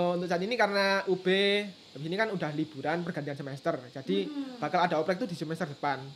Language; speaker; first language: Indonesian; native; Indonesian